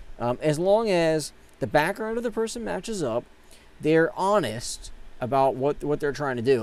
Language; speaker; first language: English; native; English